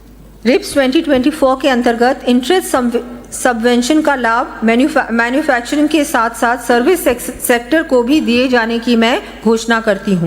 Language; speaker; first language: Hindi; native; Hindi